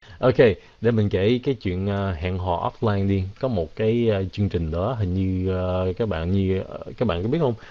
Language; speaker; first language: Vietnamese; early bilingual, heritage; Vietnamese